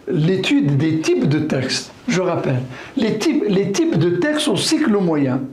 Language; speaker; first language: French; non-native, local second language; Arabic